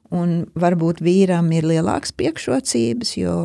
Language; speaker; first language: Latvian; early bilingual, heritage; Latvian